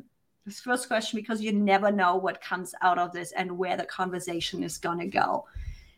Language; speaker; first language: English; non-native, fluent; German